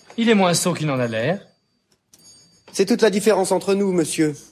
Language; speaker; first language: French; native; French